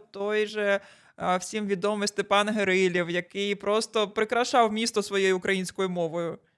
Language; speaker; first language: Ukrainian; non-native, local second language; Russian